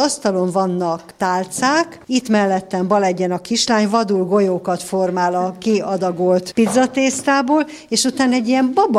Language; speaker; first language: Hungarian; native; Hungarian